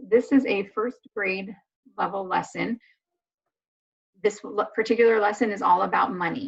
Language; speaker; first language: English; native; English